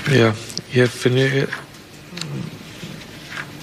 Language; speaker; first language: Danish; non-native, fluent; Icelandic